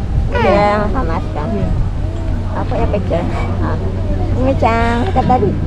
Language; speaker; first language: Filipino; native; Filipino